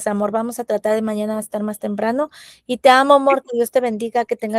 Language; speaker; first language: Spanish; native; Spanish